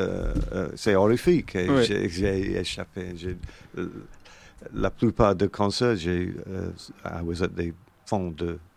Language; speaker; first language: French; non-native, learner; English